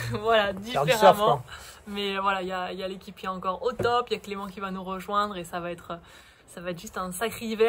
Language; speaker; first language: French; native; French